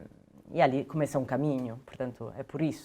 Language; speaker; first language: Portuguese; non-native, fluent; Italian